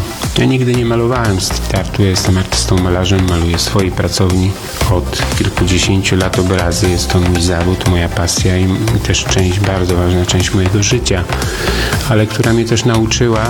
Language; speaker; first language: Polish; native; Polish